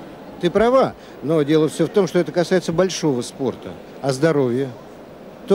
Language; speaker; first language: Russian; native; Russian